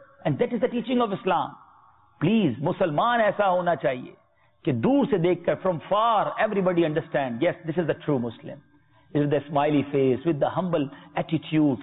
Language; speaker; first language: English; non-native, local second language; Urdu